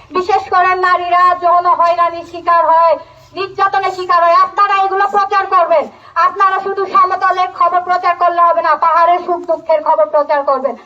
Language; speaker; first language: Bangla; non-native, local second language; Chakma